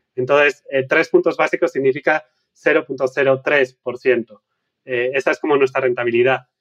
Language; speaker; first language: Spanish; native; Spanish